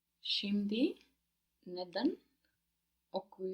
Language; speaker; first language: Turkish; non-native, learner; English